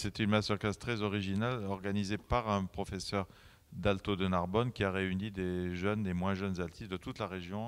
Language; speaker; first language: French; native; French